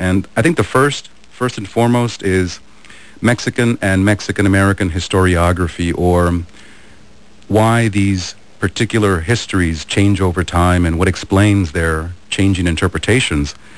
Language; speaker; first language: English; early bilingual, other home language; Spanish